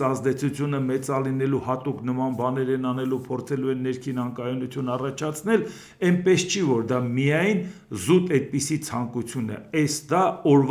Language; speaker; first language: Armenian; native; Armenian